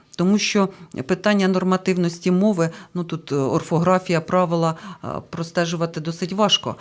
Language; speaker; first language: Ukrainian; native; Ukrainian